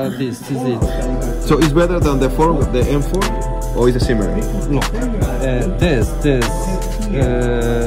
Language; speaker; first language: English; non-native, fluent; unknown